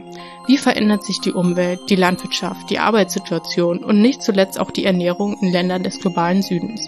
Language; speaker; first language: German; native; German